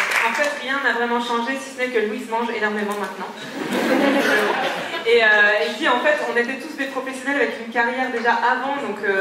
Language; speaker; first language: French; native; French